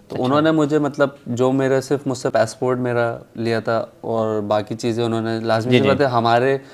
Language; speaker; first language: Urdu; native; Urdu